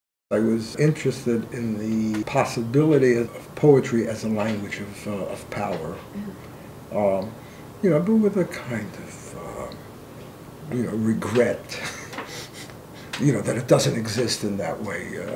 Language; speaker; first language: English; native; English